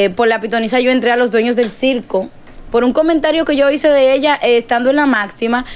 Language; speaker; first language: Spanish; native; Spanish